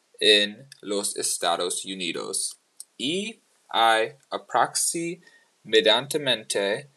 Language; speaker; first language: Spanish; non-native, learner; English